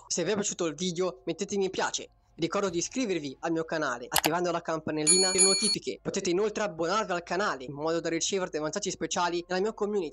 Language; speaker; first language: Italian; native; Italian